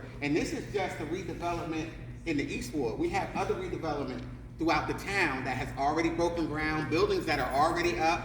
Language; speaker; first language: English; native; English